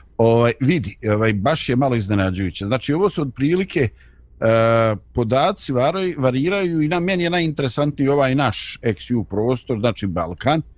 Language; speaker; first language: Bosnian; native; Bosnian